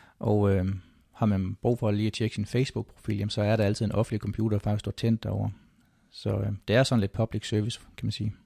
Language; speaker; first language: Danish; native; Danish